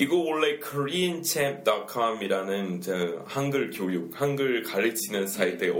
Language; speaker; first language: Korean; non-native, fluent; English